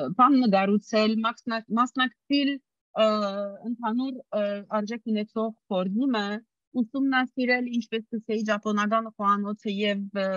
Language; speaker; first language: Armenian; early bilingual, heritage; Armenian